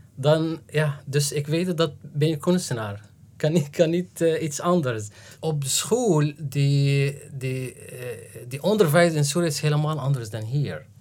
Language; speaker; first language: Dutch; non-native, fluent; Arabic